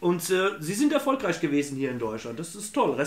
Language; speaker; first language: German; native; German